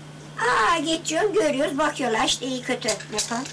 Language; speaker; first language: Turkish; native; Turkish